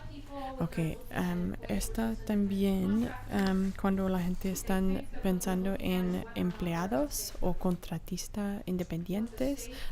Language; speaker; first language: Spanish; non-native, fluent; English